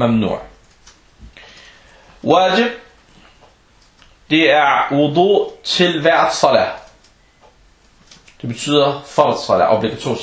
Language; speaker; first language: Danish; non-native, fluent; Arabic